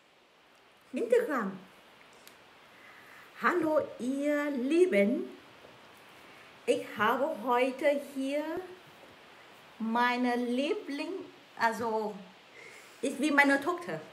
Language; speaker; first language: German; non-native, learner; Vietnamese